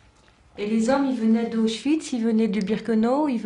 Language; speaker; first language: French; native; French